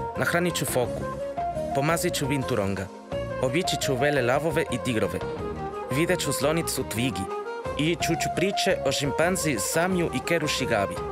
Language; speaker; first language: Serbian; non-native, fluent; Spanish